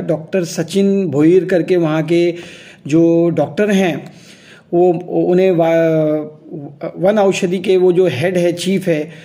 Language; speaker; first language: Hindi; non-native, local second language; Urdu